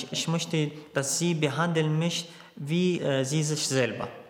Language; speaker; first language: German; non-native, learner; Arabic